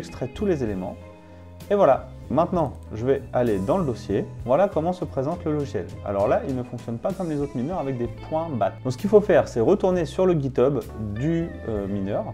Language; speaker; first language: French; native; French